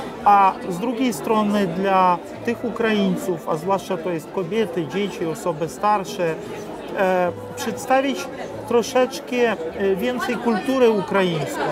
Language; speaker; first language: Polish; non-native, fluent; Ukrainian